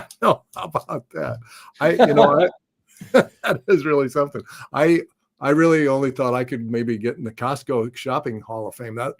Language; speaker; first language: English; native; English